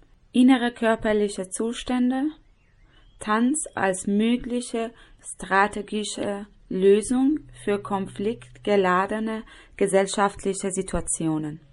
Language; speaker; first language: German; non-native, fluent; Persian